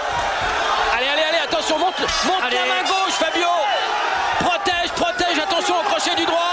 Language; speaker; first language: French; native; French